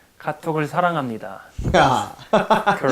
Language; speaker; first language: Korean; non-native, fluent; English